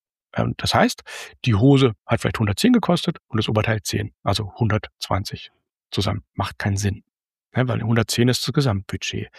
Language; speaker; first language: German; native; German